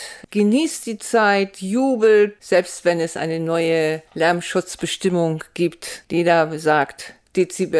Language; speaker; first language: German; native; German